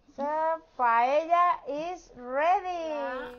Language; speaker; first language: English; non-native, fluent; Spanish